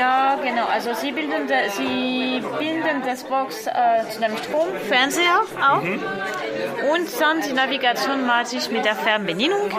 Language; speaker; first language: German; non-native, learner; French